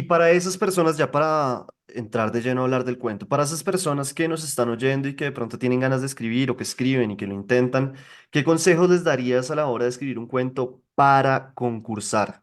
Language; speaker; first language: Spanish; native; Spanish